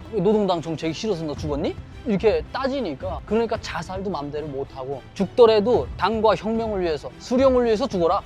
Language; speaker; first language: Korean; native; Korean